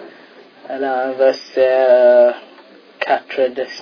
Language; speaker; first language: French; non-native, learner; English